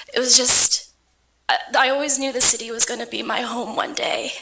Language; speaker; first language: English; native; English